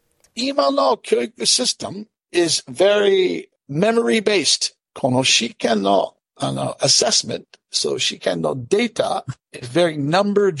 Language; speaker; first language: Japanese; non-native, learner; English